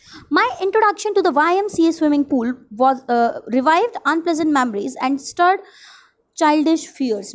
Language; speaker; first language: English; non-native, local second language; Hindi